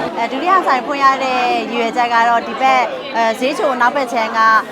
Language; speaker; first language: Burmese; native; Burmese